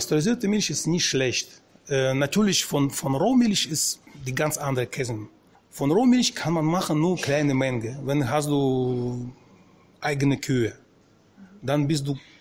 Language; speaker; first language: German; non-native, fluent; Russian